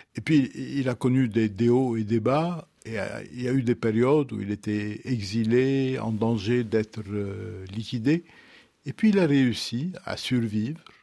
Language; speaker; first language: French; non-native, local second language; Arabic